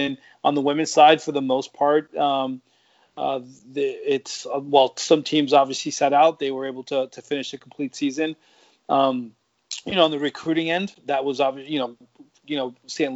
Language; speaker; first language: English; native; English